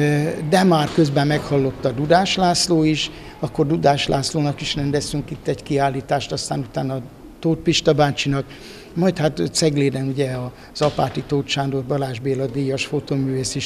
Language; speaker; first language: Hungarian; native; Hungarian